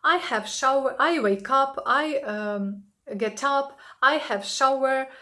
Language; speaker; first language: English; non-native, fluent; Ukrainian